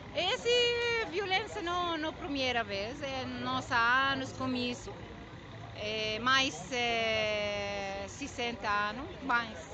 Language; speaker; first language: Portuguese; non-native, learner; Arabic